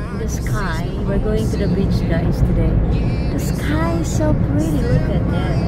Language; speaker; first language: English; non-native, learner; Filipino